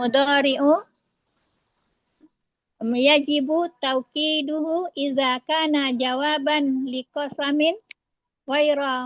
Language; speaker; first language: Arabic; non-native, learner; Indonesian